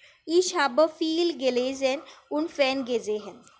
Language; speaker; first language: German; non-native, learner; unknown